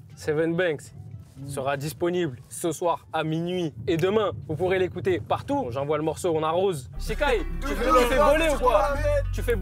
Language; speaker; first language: French; native; French